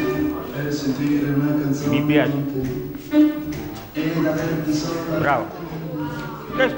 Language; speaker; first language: Italian; non-native, learner; Russian